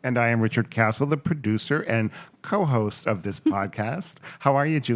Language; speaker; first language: English; native; English